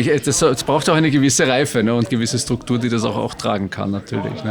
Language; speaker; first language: German; native; German